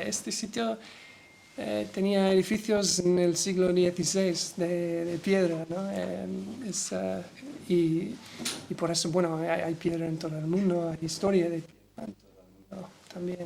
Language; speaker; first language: Spanish; non-native, learner; English